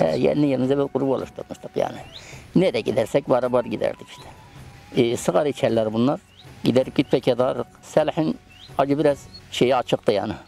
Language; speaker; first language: Turkish; native; Turkish